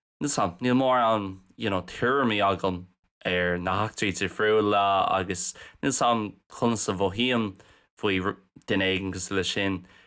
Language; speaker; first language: Irish; non-native, local second language; English